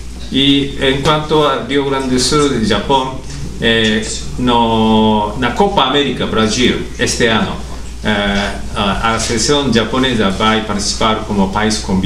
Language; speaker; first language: Portuguese; non-native, learner; Japanese